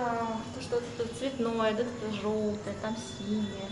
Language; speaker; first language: Russian; native; Russian